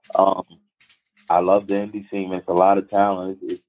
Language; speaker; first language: English; native; English